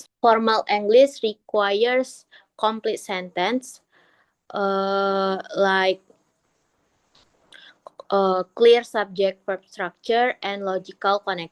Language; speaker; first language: English; non-native, learner; Indonesian